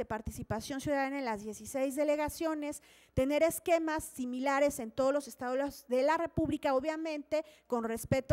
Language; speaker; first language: Spanish; native; Spanish